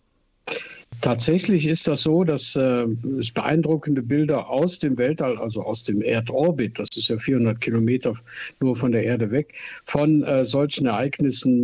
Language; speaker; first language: German; native; German